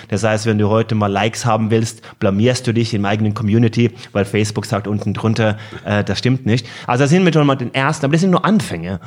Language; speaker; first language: German; non-native, fluent; Norwegian